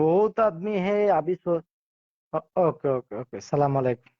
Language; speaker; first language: Hindi; non-native, learner; Bangla